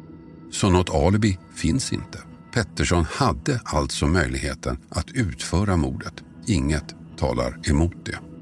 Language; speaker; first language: Swedish; native; Swedish